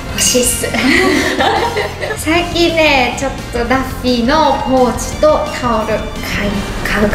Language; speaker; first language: Japanese; native; Japanese